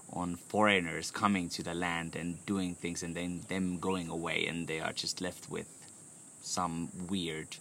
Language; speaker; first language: English; non-native, fluent; Finnish